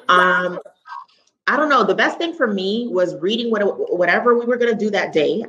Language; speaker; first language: English; native; English